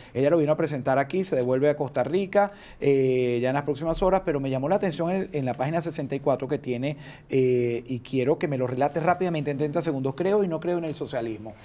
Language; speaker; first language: Spanish; native; Spanish